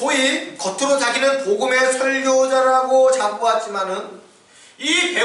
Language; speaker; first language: Korean; native; Korean